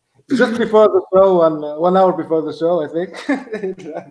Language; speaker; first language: English; non-native, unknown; Arabic